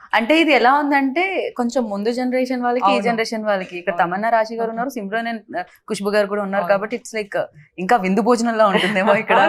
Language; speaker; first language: Telugu; native; Telugu